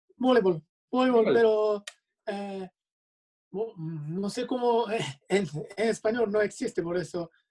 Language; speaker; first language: Spanish; non-native, fluent; Japanese